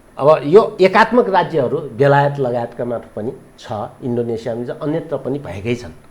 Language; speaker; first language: Nepali; non-native, local second language; Newari